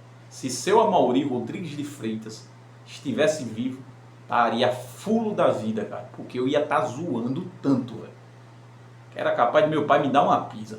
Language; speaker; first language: Portuguese; native; Portuguese